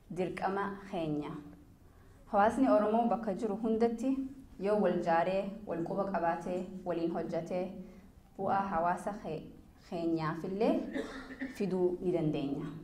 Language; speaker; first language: Oromo; early bilingual, heritage; Oromo